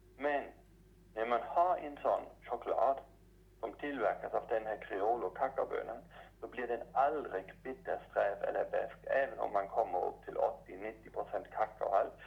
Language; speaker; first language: Swedish; non-native, fluent; German